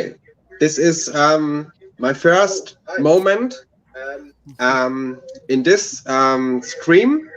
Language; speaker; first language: English; non-native, learner; German